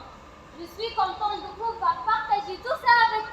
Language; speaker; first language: French; non-native, learner; Arabic